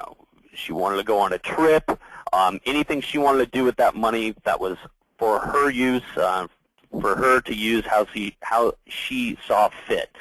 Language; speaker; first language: English; native; English